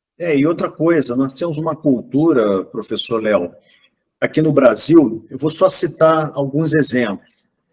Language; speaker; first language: Portuguese; native; Portuguese